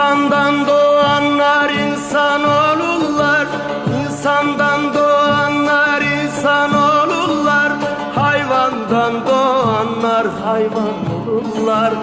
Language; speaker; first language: Turkish; native; Turkish